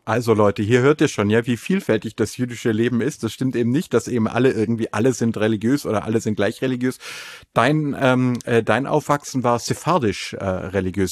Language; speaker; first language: German; native; German